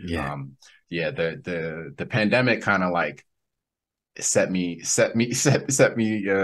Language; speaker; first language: English; native; English